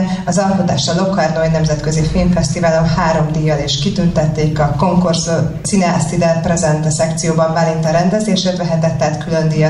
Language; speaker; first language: Hungarian; native; Hungarian